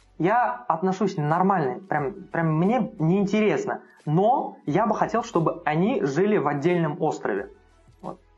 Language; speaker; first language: Russian; non-native, local second language; Uzbek